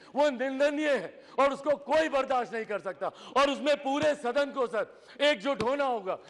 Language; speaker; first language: Hindi; native; Hindi